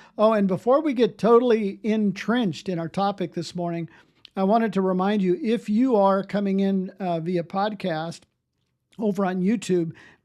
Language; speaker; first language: English; native; English